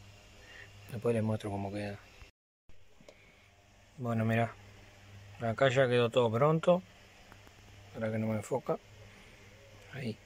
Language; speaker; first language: Spanish; native; Spanish